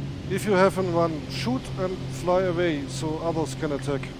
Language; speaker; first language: English; non-native, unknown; German